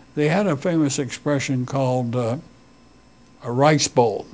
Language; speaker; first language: English; native; English